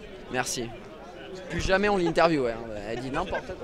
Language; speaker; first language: French; native; French